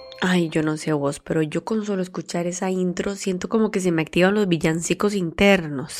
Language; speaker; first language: Spanish; native; Spanish